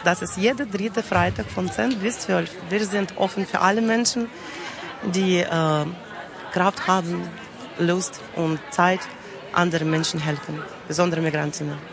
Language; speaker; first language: German; non-native, learner; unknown